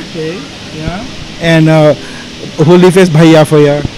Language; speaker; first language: Dutch; native; Dutch